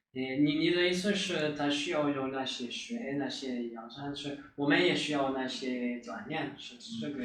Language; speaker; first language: Chinese; non-native, learner; French